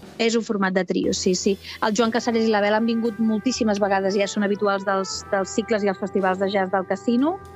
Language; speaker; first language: Catalan; native; Catalan